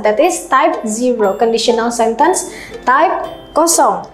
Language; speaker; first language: English; non-native, learner; Indonesian